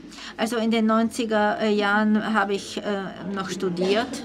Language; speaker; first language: German; non-native, fluent; Czech